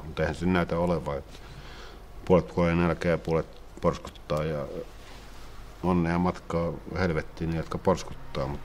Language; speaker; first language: Finnish; native; Finnish